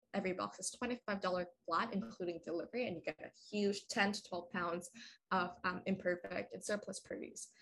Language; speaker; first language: English; non-native, fluent; Vietnamese